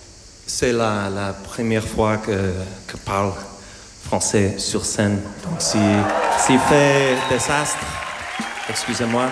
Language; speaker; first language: French; non-native, learner; English